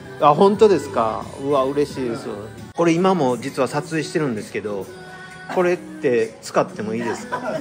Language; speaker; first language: Japanese; native; Japanese